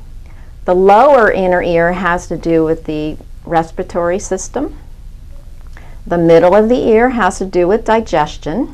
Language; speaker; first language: English; native; English